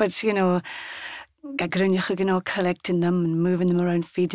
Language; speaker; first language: English; non-native, local second language; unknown